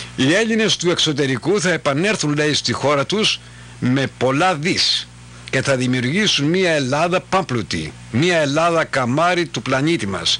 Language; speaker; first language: Greek; native; Greek